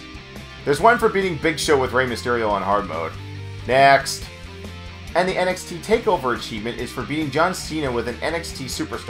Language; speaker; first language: English; native; English